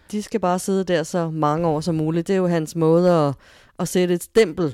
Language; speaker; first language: Danish; native; Danish